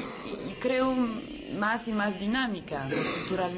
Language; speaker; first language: Spanish; early bilingual, heritage; French